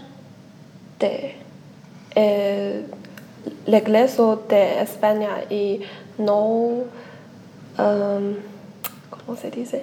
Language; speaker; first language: Spanish; non-native, learner; Chinese